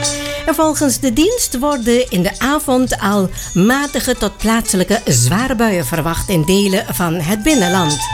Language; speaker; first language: Dutch; native; Dutch